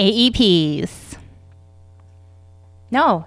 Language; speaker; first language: English; native; English